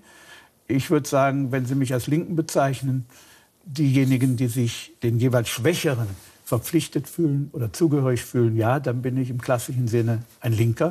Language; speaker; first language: German; native; German